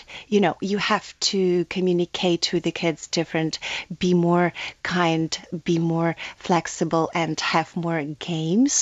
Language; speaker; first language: English; non-native, learner; Ukrainian